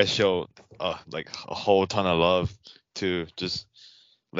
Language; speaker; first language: English; non-native, fluent; Chinese